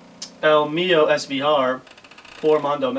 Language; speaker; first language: Spanish; non-native, learner; English